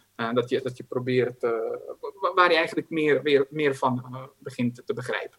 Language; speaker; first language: Dutch; non-native, fluent; Croatian